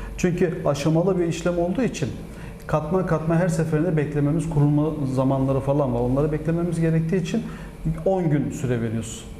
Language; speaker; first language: Turkish; early bilingual, heritage; Turkish